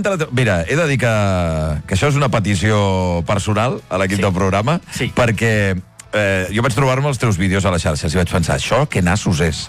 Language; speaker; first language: Catalan; native; Catalan